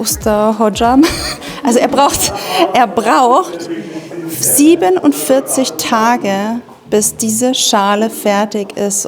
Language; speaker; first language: German; native; German